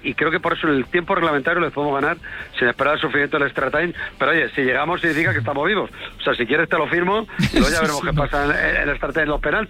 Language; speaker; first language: Spanish; native; Spanish